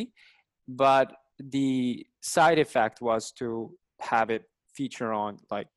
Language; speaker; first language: English; non-native, fluent; Korean